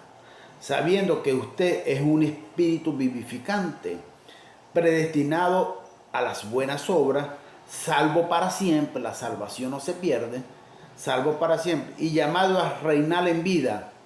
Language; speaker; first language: Spanish; native; Spanish